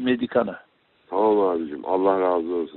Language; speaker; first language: Turkish; non-native, learner; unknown